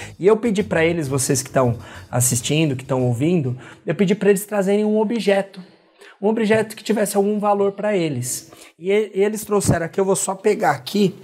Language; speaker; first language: Portuguese; native; Portuguese